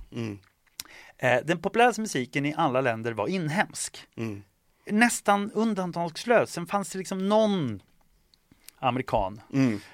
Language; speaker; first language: Swedish; early bilingual, other home language; Estonian